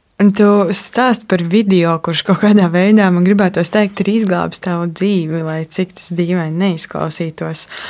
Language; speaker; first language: Latvian; native; Latvian